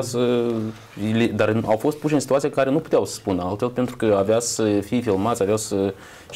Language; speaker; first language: Romanian; native; Romanian